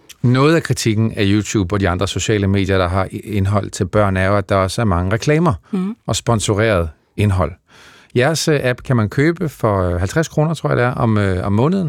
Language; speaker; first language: Danish; native; Danish